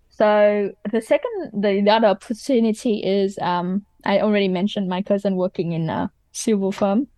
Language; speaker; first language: English; non-native, fluent; Vietnamese